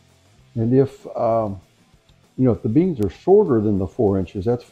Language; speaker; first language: English; native; English